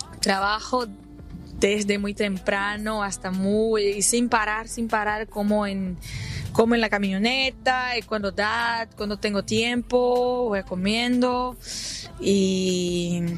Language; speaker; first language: Spanish; non-native, fluent; Portuguese